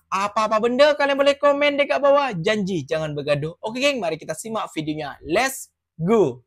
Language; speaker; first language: Malay; non-native, fluent; Indonesian